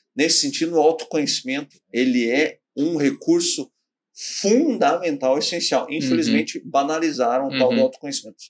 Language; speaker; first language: Portuguese; native; Portuguese